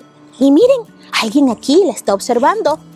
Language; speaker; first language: Spanish; native; Spanish